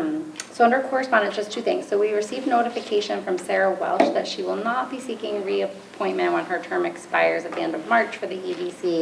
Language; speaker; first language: English; native; English